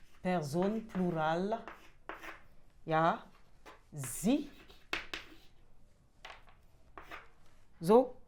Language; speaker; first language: German; non-native, fluent; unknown